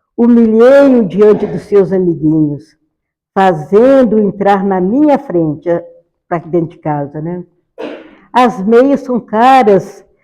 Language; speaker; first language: Portuguese; native; Portuguese